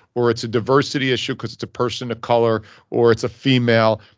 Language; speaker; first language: English; native; English